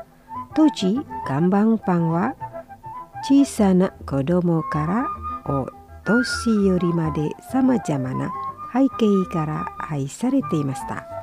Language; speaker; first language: Japanese; non-native, fluent; Indonesian